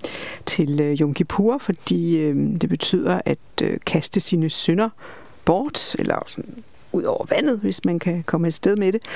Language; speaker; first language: Danish; native; Danish